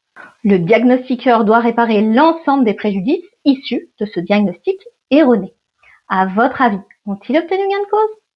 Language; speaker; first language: French; native; French